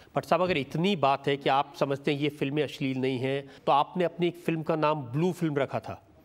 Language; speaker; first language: Hindi; native; Hindi